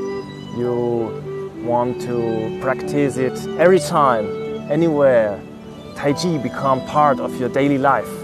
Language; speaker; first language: English; non-native, fluent; German